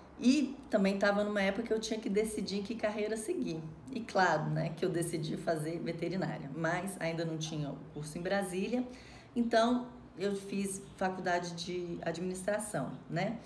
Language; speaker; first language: Portuguese; native; Portuguese